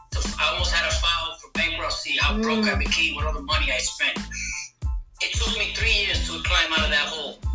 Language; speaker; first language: English; native; English